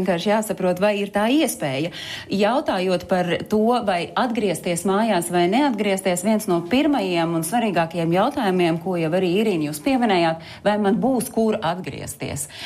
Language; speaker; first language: Latvian; native; Latvian